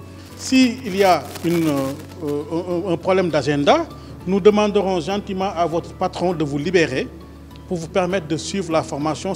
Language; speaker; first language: French; non-native, local second language; Wolof